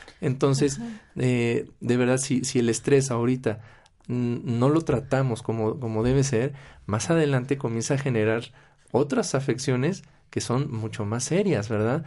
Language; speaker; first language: Spanish; native; Spanish